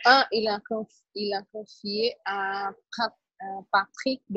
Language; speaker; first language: French; non-native, learner; Portuguese